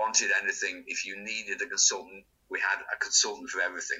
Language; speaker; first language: English; native; English